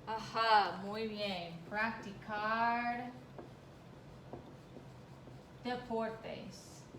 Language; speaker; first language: Spanish; non-native, fluent; English